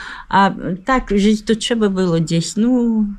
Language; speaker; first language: Polish; early bilingual, heritage; Polish